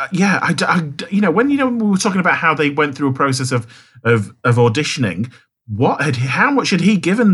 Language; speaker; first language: English; native; English